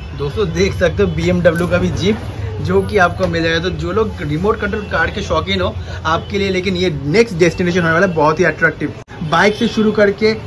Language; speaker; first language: Hindi; non-native, local second language; Bangla